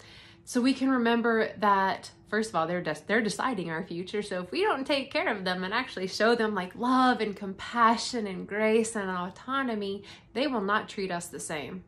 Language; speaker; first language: English; native; English